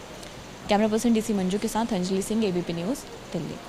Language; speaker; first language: Hindi; native; Hindi